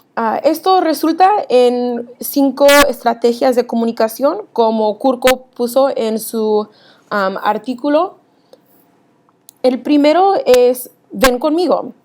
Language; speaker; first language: Spanish; early bilingual, heritage; Spanish